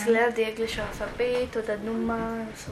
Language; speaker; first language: German; early bilingual, other home language; Croatian